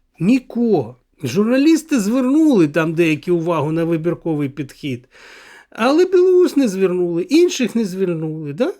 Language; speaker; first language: Ukrainian; non-native, local second language; Russian